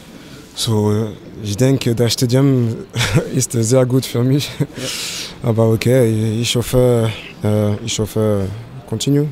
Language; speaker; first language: German; non-native, learner; French